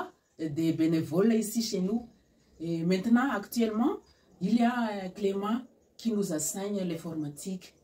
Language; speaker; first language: French; non-native, local second language; Malagasy